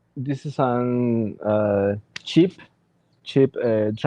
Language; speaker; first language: English; non-native, learner; Spanish